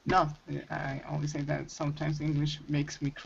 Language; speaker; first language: English; non-native, learner; Spanish